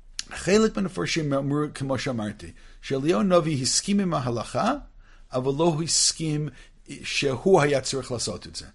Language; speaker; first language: Hebrew; non-native, fluent; English